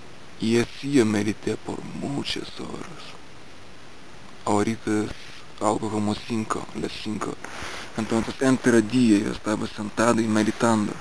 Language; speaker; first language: Spanish; non-native, fluent; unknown